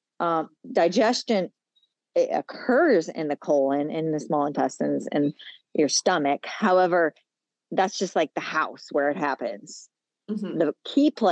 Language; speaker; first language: English; native; English